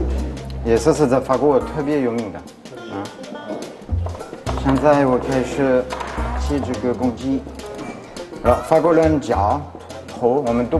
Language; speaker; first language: Chinese; non-native, learner; French